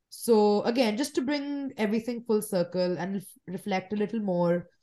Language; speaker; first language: English; non-native, local second language; Hindi